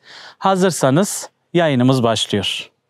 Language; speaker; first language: Turkish; native; Turkish